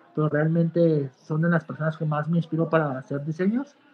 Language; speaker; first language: Spanish; native; Spanish